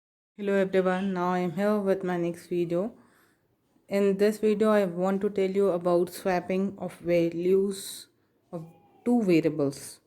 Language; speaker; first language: English; non-native, local second language; Hindi